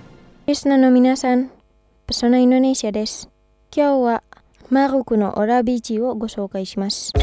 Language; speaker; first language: Japanese; non-native, fluent; Indonesian